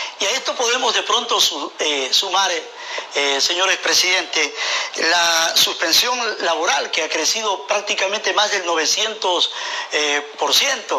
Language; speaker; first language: Spanish; native; Spanish